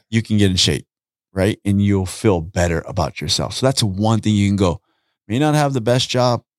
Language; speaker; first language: English; native; English